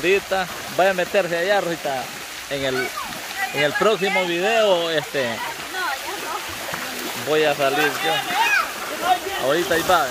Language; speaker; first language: Spanish; native; Spanish